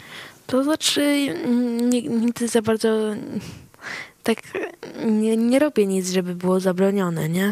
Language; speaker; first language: Polish; early bilingual, heritage; Swedish